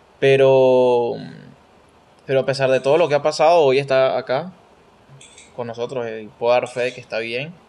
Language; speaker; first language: Spanish; native; Spanish